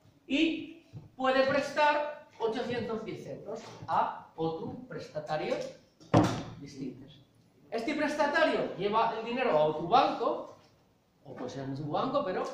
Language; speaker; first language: Spanish; native; Spanish